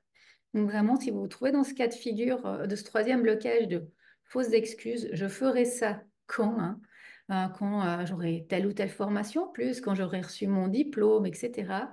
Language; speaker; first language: French; native; French